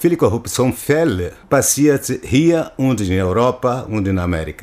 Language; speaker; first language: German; non-native, learner; Portuguese